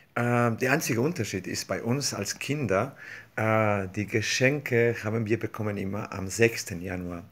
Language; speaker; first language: German; non-native, fluent; Spanish